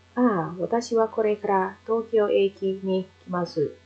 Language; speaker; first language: Japanese; non-native, learner; Thai